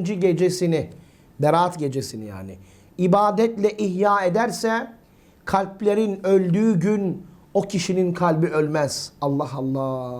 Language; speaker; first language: Turkish; native; Turkish